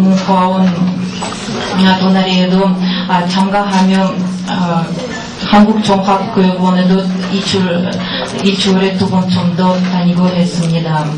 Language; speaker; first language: Korean; non-native, learner; Russian